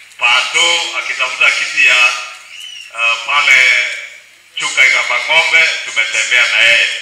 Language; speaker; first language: Swahili; non-native, local second language; Kikuyu